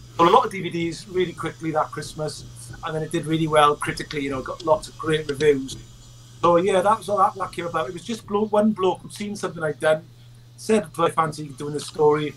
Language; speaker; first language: English; native; English